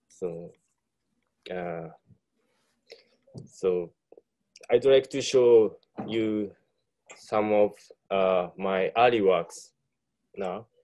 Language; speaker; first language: English; non-native, learner; Japanese